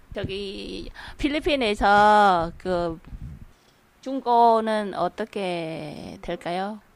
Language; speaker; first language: Korean; non-native, learner; Vietnamese